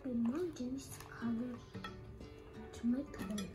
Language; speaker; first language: English; early bilingual, other home language; Indonesian